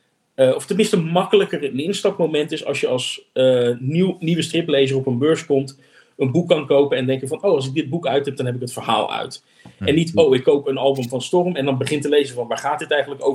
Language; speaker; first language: Dutch; native; Dutch